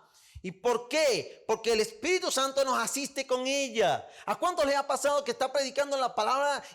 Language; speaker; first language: Spanish; native; Spanish